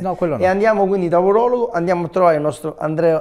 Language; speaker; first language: Italian; native; Italian